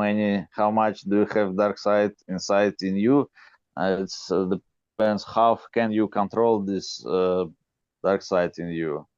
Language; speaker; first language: English; non-native, learner; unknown